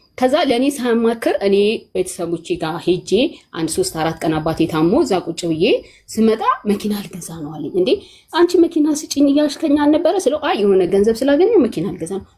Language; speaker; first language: Amharic; native; Amharic